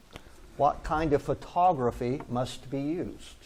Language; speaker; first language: English; native; English